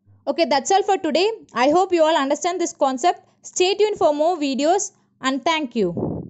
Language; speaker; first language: English; non-native, local second language; Tamil